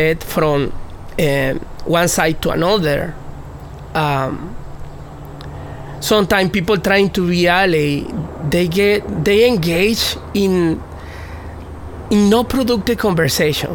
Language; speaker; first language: English; non-native, fluent; Spanish